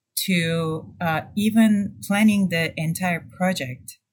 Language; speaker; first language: English; non-native, fluent; Turkish